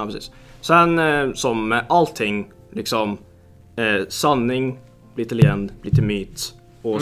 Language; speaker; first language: Swedish; early bilingual, other home language; Lithuanian